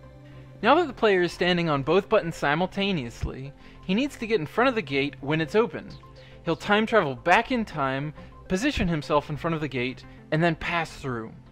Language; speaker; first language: English; native; English